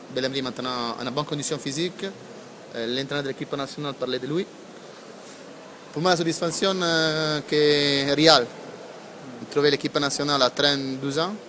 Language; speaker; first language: French; non-native, learner; Italian